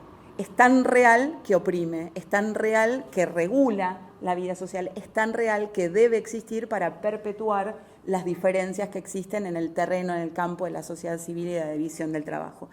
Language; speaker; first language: Spanish; native; Spanish